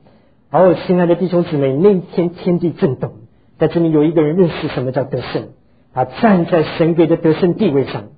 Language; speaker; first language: Chinese; native; Chinese